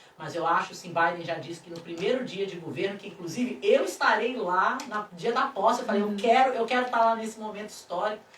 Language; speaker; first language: Portuguese; native; Portuguese